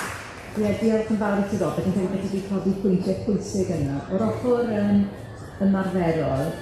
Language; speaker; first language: Welsh; native; Welsh